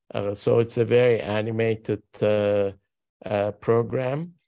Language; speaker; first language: English; non-native, fluent; Turkish